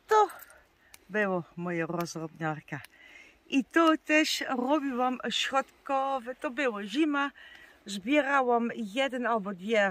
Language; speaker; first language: Polish; non-native, learner; Dutch